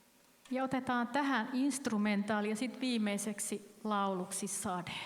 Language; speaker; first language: Finnish; native; Finnish